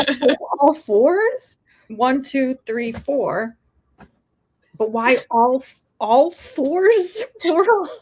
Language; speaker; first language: English; native; English